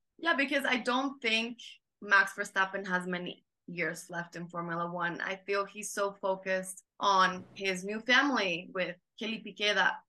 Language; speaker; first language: English; non-native, fluent; Spanish